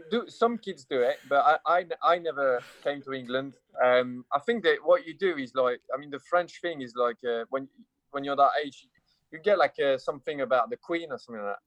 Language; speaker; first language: English; non-native, fluent; French